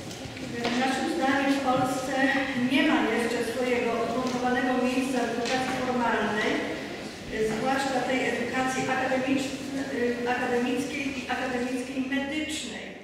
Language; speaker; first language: Polish; native; Polish